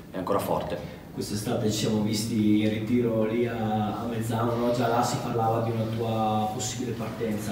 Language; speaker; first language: Italian; native; Italian